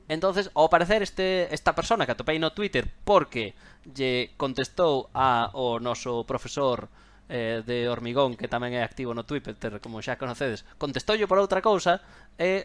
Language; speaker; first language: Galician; non-native, local second language; Spanish